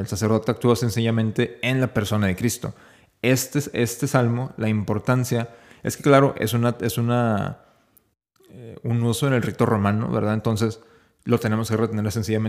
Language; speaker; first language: Spanish; native; Spanish